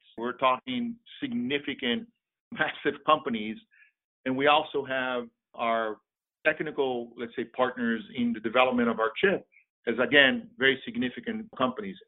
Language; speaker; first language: English; non-native, fluent; Portuguese